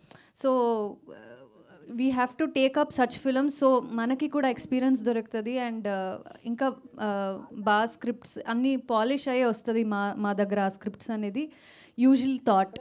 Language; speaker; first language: Telugu; non-native, local second language; Kannada